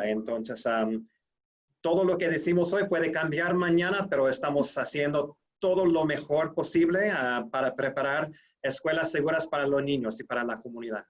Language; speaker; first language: Spanish; non-native, fluent; English